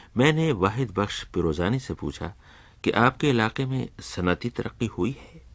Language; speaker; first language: Urdu; native; Urdu